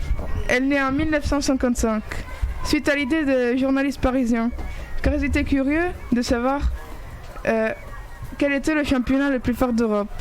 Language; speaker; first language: French; early bilingual, other home language; Italian